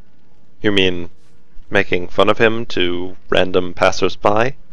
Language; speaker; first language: English; native; English